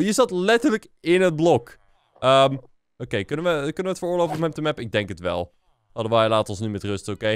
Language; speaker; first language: Dutch; native; Dutch